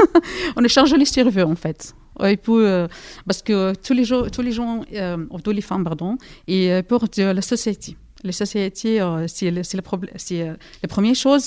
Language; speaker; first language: French; non-native, learner; Arabic